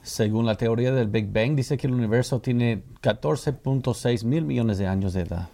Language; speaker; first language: Spanish; non-native, fluent; English